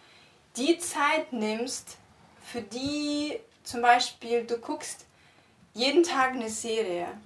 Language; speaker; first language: German; non-native, fluent; Russian